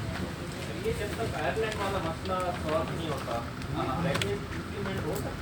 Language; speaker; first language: Urdu; native; Urdu